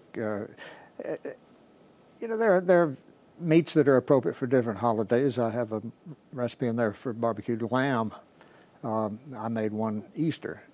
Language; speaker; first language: English; native; English